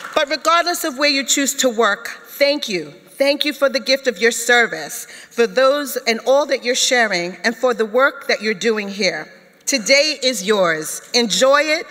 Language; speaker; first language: English; native; English